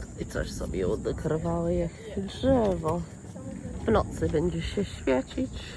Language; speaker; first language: Polish; early bilingual, heritage; Polish